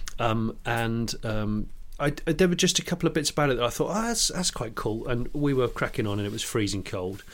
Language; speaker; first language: English; native; English